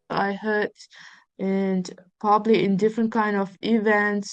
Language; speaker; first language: English; non-native, fluent; Uzbek